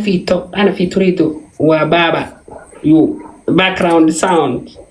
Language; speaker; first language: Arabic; non-native, learner; Oromo